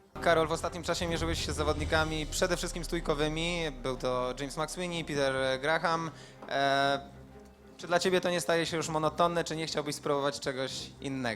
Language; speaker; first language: Polish; native; Polish